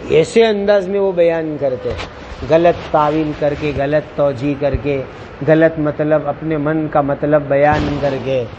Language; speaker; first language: Urdu; non-native, local second language; Gujarati